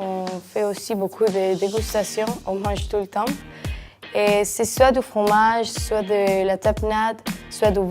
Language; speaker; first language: French; non-native, fluent; Spanish